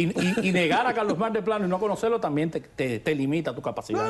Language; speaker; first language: Spanish; native; Spanish